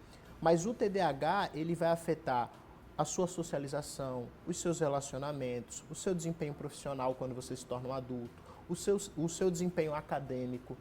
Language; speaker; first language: Portuguese; native; Portuguese